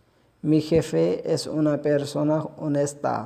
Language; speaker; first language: Spanish; non-native, fluent; Urdu